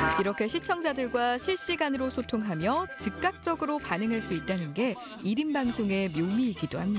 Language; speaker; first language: Korean; native; Korean